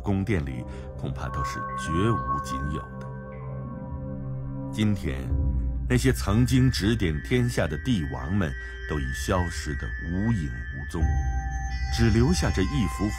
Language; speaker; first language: Chinese; native; Chinese